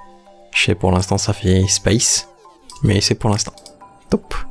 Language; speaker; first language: French; native; French